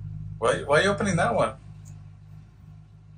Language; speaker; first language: English; native; English